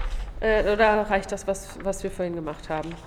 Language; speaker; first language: German; native; German